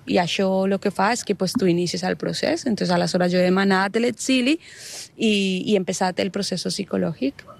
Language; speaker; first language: Catalan; non-native, learner; Spanish